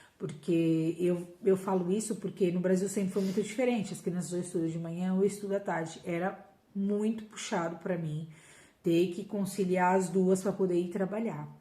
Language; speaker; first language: Portuguese; native; Portuguese